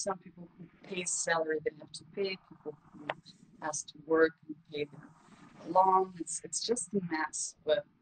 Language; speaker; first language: English; non-native, fluent; Russian